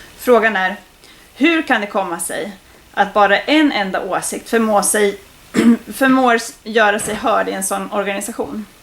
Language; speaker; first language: Swedish; native; Swedish